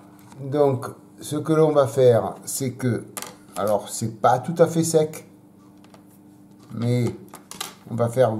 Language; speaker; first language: French; native; French